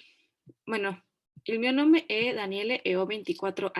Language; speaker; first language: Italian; non-native, fluent; Spanish